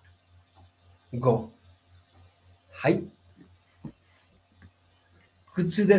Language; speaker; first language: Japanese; non-native, fluent; Nepali